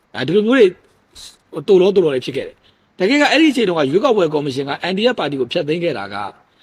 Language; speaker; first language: Burmese; native; Burmese